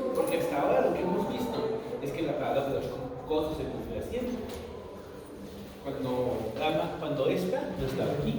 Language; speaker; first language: Spanish; native; Spanish